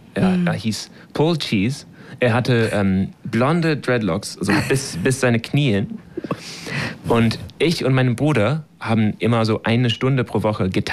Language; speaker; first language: German; non-native, fluent; English